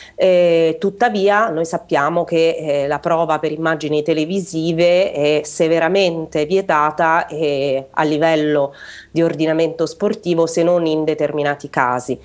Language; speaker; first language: Italian; native; Italian